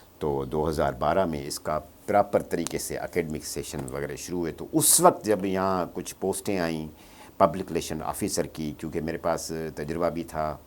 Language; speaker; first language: Urdu; non-native, local second language; Sindhi